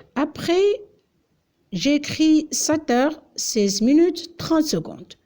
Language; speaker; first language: French; non-native, local second language; Arabic